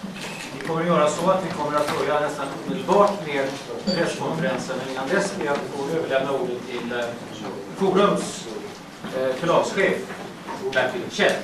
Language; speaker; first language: Swedish; native; Swedish